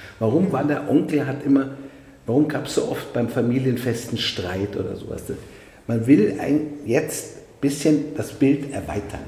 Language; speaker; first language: German; native; German